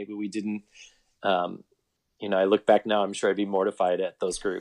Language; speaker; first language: English; native; English